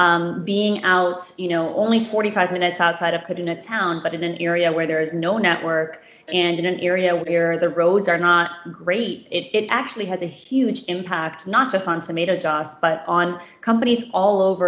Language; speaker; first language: English; native; English